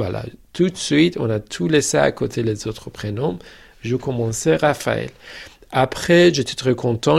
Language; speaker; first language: French; non-native, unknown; Persian